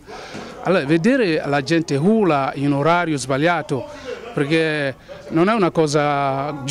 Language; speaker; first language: Italian; non-native, fluent; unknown